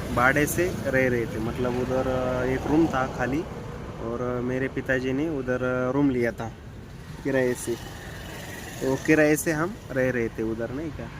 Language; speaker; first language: Hindi; non-native, local second language; Marathi